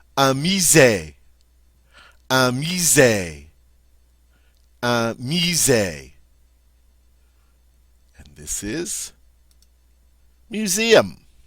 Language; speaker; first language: French; non-native, fluent; English